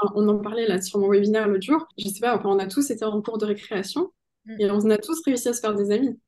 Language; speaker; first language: French; native; French